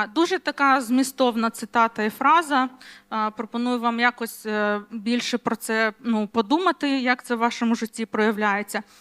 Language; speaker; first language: Ukrainian; non-native, local second language; Russian